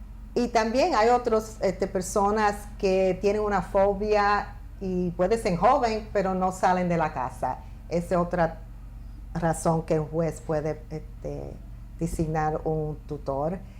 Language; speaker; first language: Spanish; early bilingual, heritage; Spanish